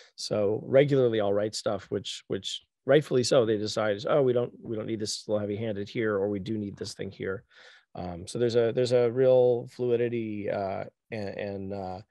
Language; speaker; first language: English; native; English